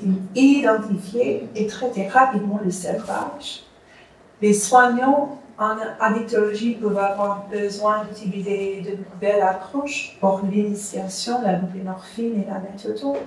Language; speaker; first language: French; non-native, fluent; English